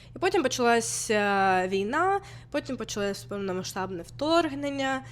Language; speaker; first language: Ukrainian; non-native, local second language; Russian